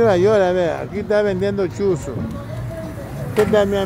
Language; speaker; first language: Spanish; native; Spanish